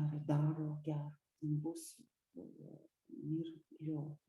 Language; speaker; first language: Lithuanian; non-native, local second language; Russian